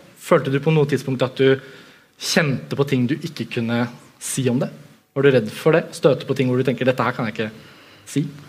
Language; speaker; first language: Norwegian; native; Norwegian